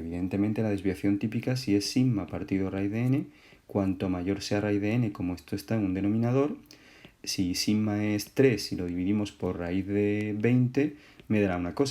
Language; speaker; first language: Spanish; native; Spanish